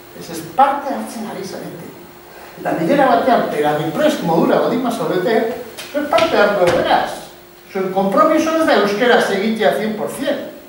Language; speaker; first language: Basque; native; Basque